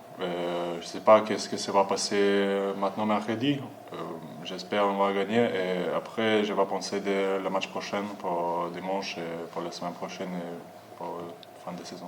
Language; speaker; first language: French; non-native, learner; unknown